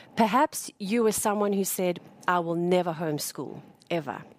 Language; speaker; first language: English; native; English